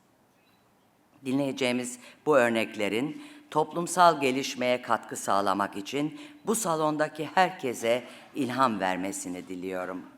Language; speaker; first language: Turkish; native; Turkish